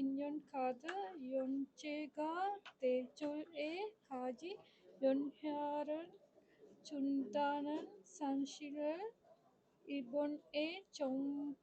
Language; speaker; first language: Korean; non-native, learner; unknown